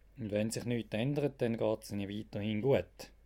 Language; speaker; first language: German; native; German